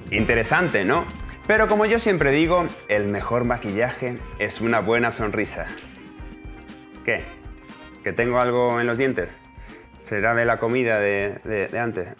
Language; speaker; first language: Spanish; native; Spanish